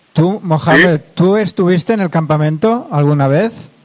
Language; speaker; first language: Spanish; non-native, local second language; Catalan